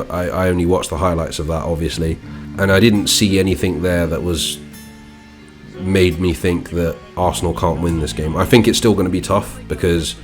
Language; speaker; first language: English; native; English